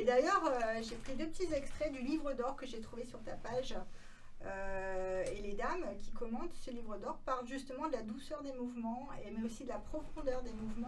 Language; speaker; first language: French; native; French